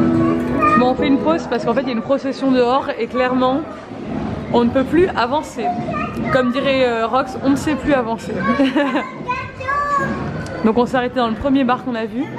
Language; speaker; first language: French; native; French